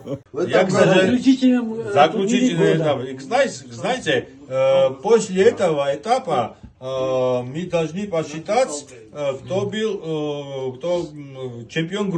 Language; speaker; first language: Russian; non-native, fluent; Georgian